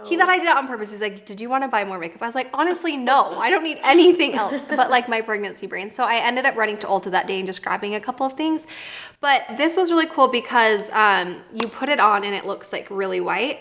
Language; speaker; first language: English; native; English